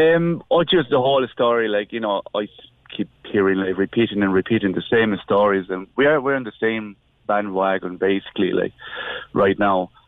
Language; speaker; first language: English; non-native, fluent; Spanish